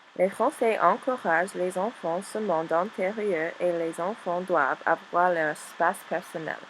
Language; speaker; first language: French; non-native, learner; English